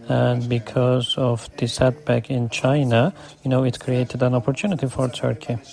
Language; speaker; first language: English; non-native, fluent; Turkish